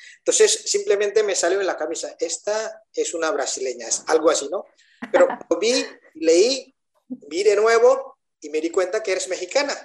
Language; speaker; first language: Spanish; non-native, fluent; Indonesian